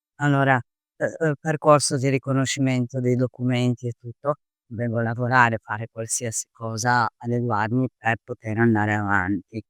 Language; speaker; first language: Italian; non-native, fluent; Croatian